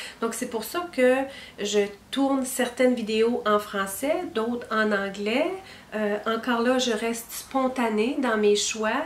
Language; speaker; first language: French; native; French